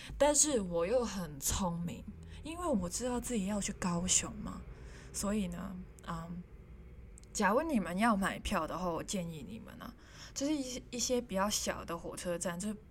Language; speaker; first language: Chinese; non-native, local second language; Cantonese